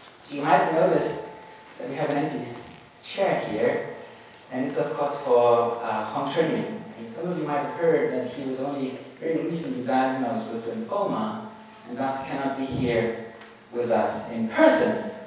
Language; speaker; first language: English; native; English